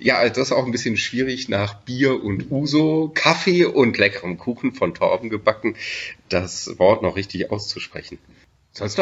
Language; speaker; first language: German; native; German